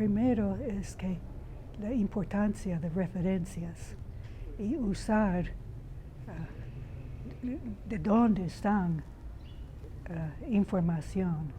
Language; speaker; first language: Spanish; non-native, fluent; English